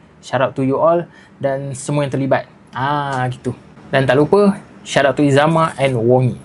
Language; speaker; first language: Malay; native; Malay